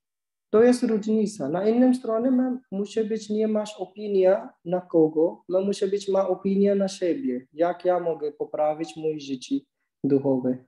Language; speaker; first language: Polish; non-native, learner; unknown